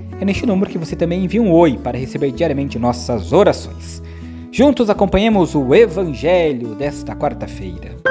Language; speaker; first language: Portuguese; native; Portuguese